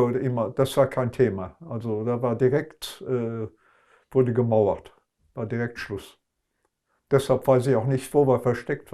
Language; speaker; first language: German; non-native, local second language; Luxembourgish